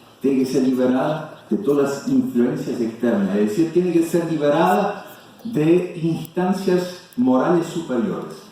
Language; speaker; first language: Spanish; non-native, fluent; German